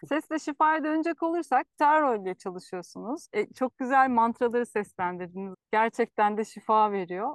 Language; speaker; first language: Turkish; native; Turkish